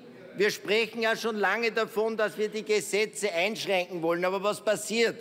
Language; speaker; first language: German; native; German